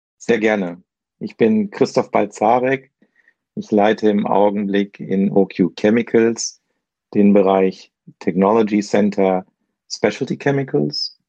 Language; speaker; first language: German; non-native, learner; Arabic